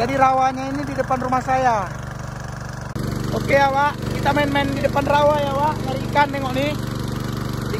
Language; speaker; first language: Indonesian; native; Indonesian